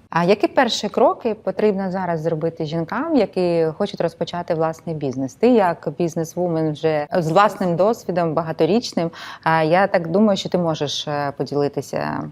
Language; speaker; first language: Ukrainian; native; Ukrainian